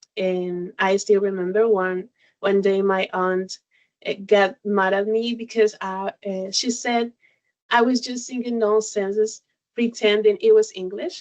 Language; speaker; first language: English; non-native, learner; Spanish